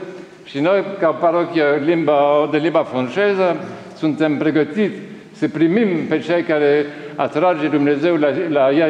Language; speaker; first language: Romanian; non-native, learner; French